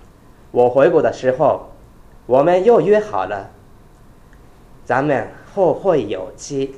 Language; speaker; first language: Chinese; non-native, fluent; Japanese